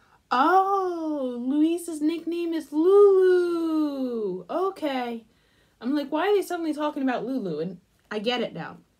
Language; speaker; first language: English; native; English